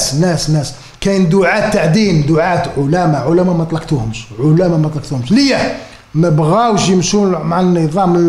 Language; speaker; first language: Arabic; native; Arabic